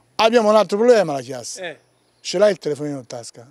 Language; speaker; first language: Italian; native; Italian